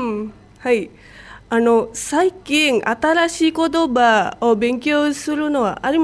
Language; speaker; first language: Japanese; non-native, fluent; Indonesian